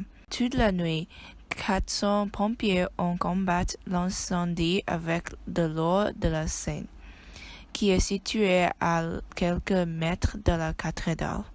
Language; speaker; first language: French; non-native, learner; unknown